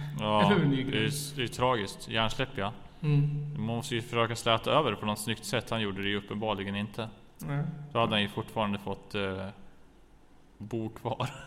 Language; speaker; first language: Swedish; native; Swedish